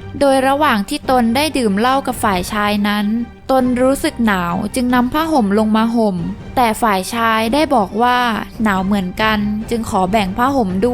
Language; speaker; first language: Thai; native; Thai